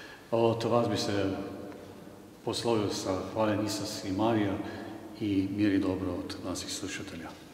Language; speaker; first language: Serbian; non-native, fluent; Slovenian